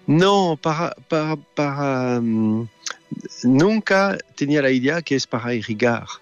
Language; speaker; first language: Spanish; non-native, learner; French